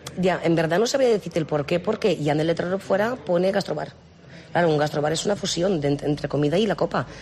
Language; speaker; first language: Spanish; non-native, fluent; Romanian